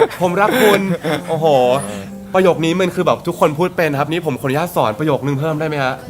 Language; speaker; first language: Thai; native; Thai